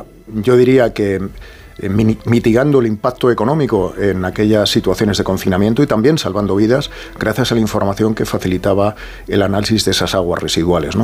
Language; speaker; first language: Spanish; native; Spanish